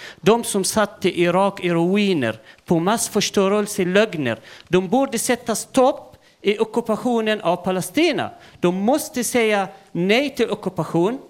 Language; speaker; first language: Swedish; non-native, fluent; Arabic